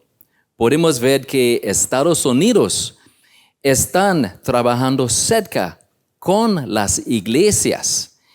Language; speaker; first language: Spanish; non-native, learner; English